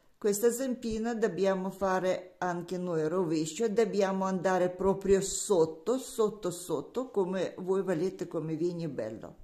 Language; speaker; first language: Italian; non-native, learner; Russian